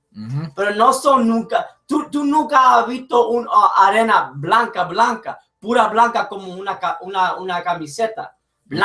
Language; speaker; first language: Spanish; early bilingual, heritage; English